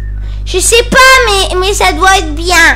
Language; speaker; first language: French; native; French